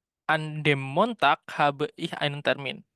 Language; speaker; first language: German; non-native, fluent; Indonesian